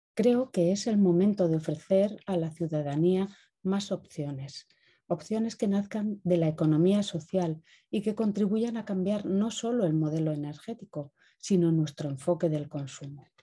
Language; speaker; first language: Spanish; native; Spanish